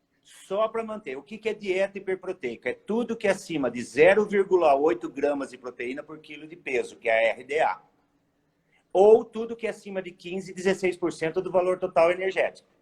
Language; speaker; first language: Portuguese; native; Portuguese